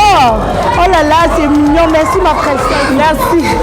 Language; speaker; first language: French; native; French